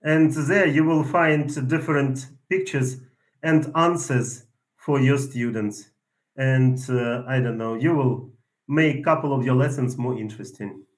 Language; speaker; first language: English; non-native, fluent; Ukrainian